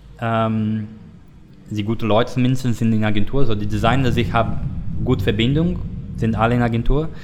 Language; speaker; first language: German; non-native, learner; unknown